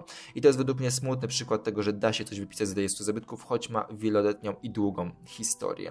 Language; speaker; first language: Polish; native; Polish